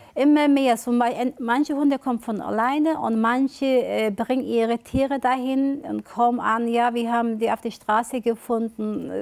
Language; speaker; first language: German; early bilingual, other home language; Turkish